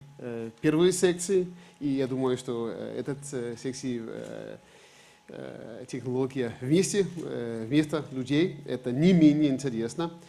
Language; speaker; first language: Russian; non-native, fluent; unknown